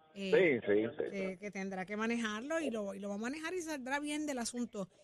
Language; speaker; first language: Spanish; native; Spanish